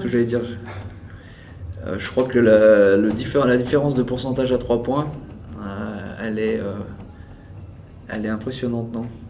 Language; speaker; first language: French; native; French